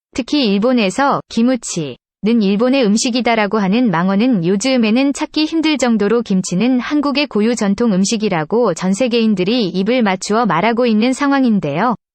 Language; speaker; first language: Korean; native; Korean